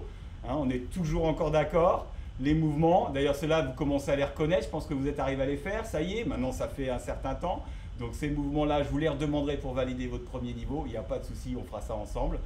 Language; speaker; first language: French; native; French